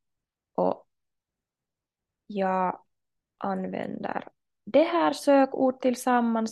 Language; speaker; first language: Swedish; non-native, local second language; Finnish